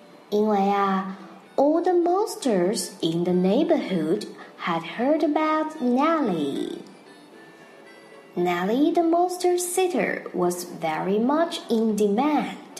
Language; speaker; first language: English; non-native, fluent; Chinese